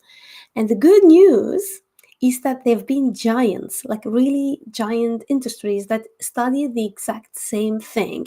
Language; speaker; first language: English; non-native, fluent; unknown